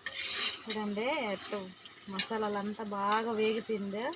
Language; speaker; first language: Telugu; native; Telugu